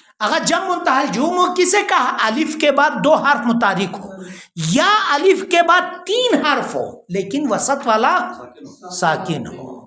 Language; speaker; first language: Urdu; non-native, local second language; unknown